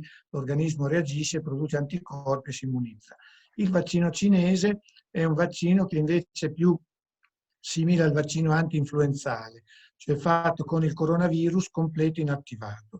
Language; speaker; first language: Italian; native; Italian